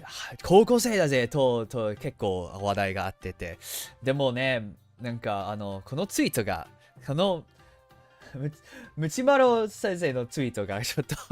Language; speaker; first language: Japanese; non-native, fluent; English